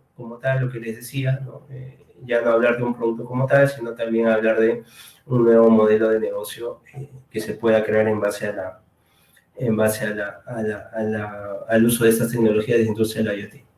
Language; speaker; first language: Spanish; native; Spanish